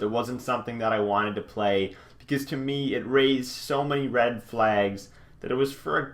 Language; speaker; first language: English; native; English